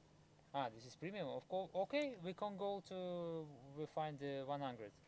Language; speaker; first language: English; non-native, learner; Russian